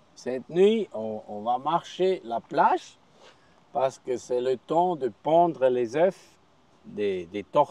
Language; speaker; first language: French; non-native, local second language; German